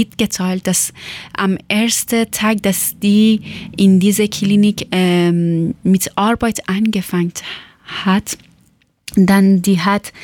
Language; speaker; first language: German; non-native, learner; Persian